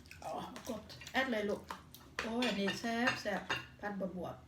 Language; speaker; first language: Swedish; non-native, fluent; Thai